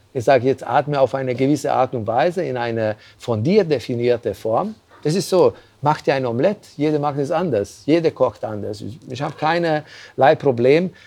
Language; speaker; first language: German; non-native, fluent; Hungarian